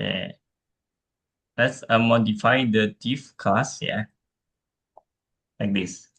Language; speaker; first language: English; non-native, fluent; Indonesian